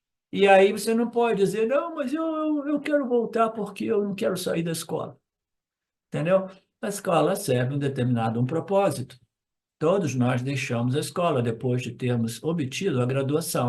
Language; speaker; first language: Portuguese; native; Portuguese